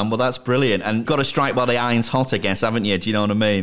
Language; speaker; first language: English; native; English